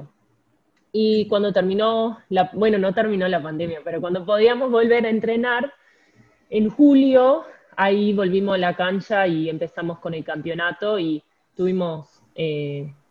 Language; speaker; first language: Spanish; native; Spanish